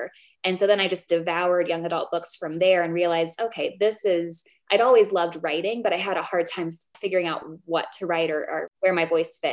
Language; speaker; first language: English; native; English